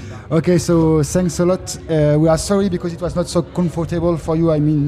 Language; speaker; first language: English; non-native, learner; French